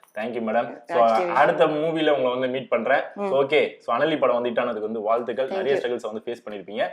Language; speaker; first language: Tamil; native; Tamil